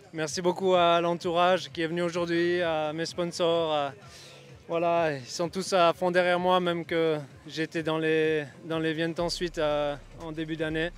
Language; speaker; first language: French; native; French